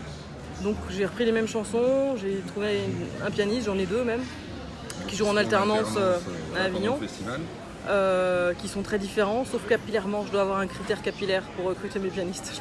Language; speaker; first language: French; native; French